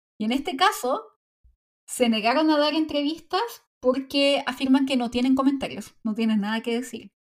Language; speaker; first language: Spanish; native; Spanish